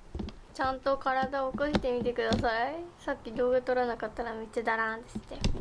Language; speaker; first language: Japanese; native; Japanese